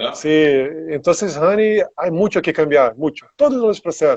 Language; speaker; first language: Spanish; non-native, learner; Portuguese